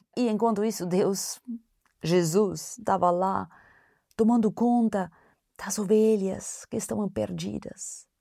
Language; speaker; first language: Portuguese; non-native, fluent; German